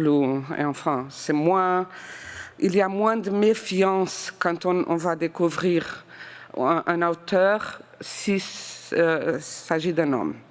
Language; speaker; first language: French; non-native, fluent; Portuguese